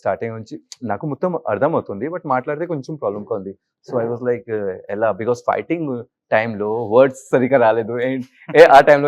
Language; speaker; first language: Telugu; non-native, learner; Hindi